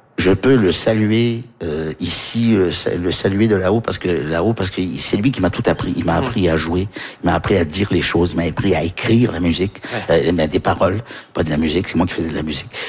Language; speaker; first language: French; early bilingual, heritage; French